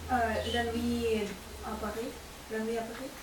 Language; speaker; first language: French; non-native, learner; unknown